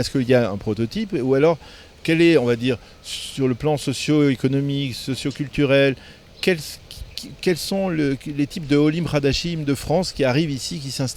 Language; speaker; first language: French; native; French